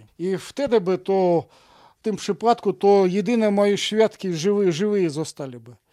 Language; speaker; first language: Polish; non-native, fluent; Russian